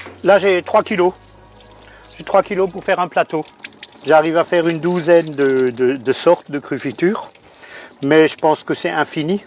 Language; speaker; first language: French; native; French